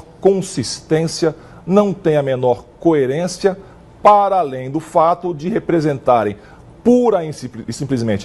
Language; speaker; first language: Portuguese; native; Portuguese